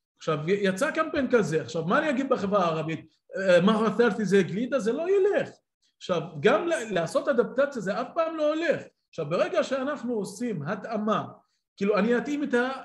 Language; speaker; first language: Hebrew; non-native, local second language; Arabic